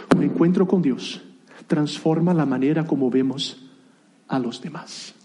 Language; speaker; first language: Spanish; non-native, fluent; Portuguese